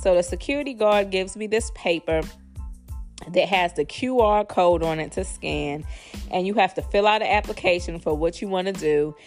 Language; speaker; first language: English; native; English